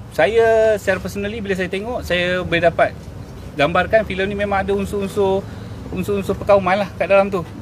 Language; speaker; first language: Malay; native; Malay